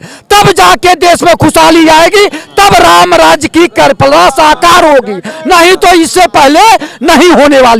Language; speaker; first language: Hindi; native; Hindi